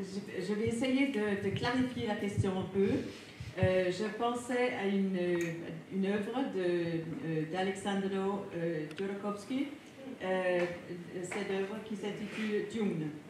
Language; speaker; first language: French; non-native, fluent; Danish